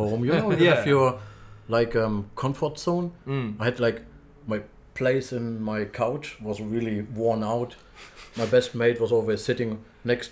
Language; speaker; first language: English; non-native, learner; German